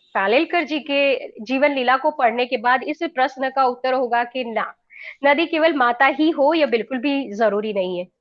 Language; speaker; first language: Hindi; non-native, local second language; Gujarati